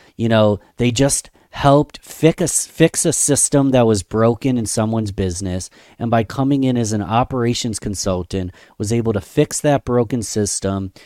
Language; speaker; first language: English; native; English